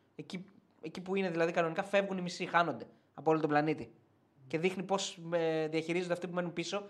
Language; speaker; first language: Greek; native; Greek